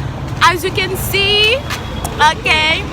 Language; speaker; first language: English; non-native, learner; Haitian Creole